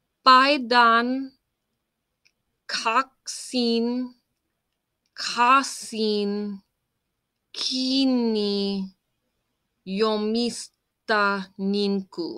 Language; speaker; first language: Finnish; non-native, learner; English